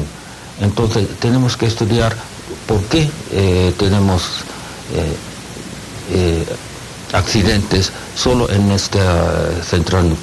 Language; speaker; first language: Spanish; non-native, learner; Japanese